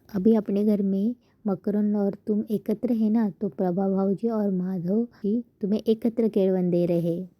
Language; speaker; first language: Hindi; non-native, local second language; Marathi